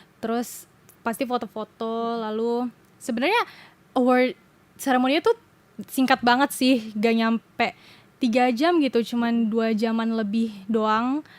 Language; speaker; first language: Indonesian; native; Indonesian